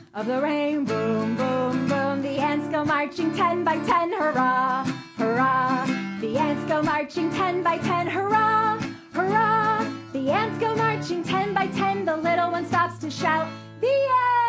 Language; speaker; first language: English; native; English